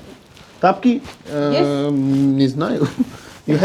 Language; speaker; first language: Russian; non-native, learner; Hindi